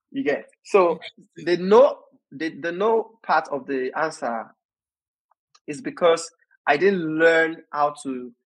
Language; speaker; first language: English; non-native, local second language; Yoruba